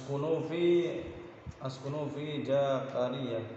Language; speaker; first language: Arabic; non-native, learner; Indonesian